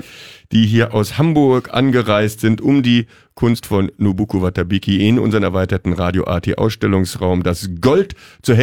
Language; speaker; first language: German; native; German